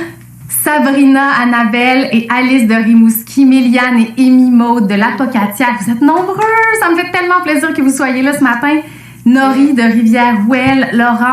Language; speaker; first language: French; native; French